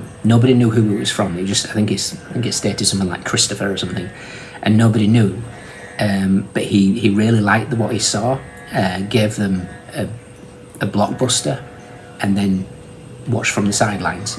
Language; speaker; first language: English; native; English